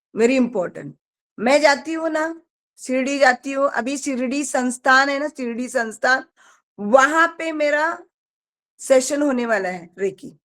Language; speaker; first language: Hindi; non-native, local second language; Marathi